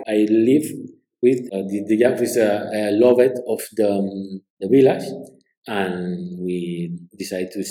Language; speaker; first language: English; non-native, learner; Spanish